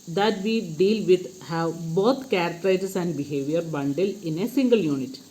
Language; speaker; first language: English; non-native, local second language; Malayalam